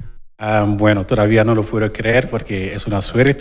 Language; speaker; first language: Spanish; non-native, fluent; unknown